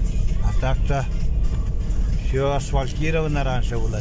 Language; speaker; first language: Russian; non-native, local second language; Yakut